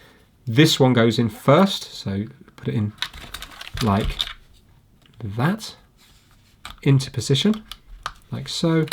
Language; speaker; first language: English; native; English